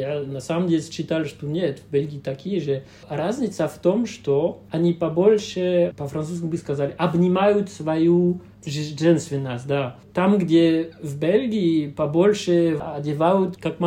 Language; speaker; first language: Russian; non-native, fluent; French